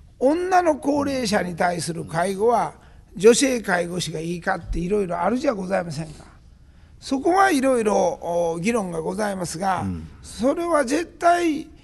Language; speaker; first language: Japanese; native; Japanese